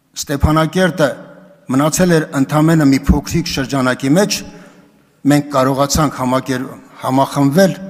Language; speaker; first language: Armenian; native; Armenian